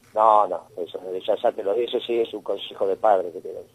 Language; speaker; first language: Spanish; native; Spanish